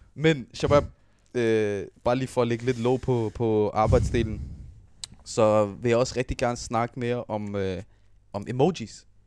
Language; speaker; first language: Danish; early bilingual, other home language; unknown